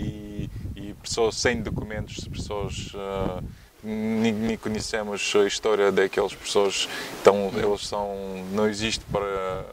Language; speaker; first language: Portuguese; non-native, learner; Russian